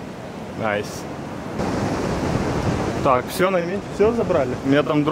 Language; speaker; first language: Russian; native; Russian